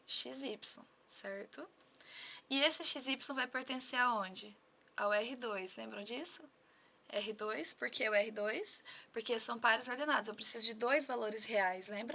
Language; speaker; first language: Portuguese; native; Portuguese